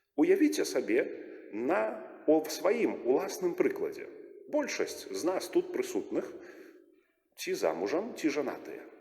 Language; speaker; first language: Belarusian; native; Belarusian